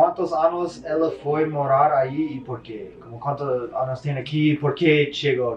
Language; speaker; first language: Portuguese; non-native, learner; English